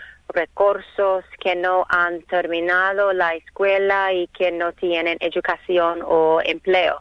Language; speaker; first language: Spanish; non-native, learner; English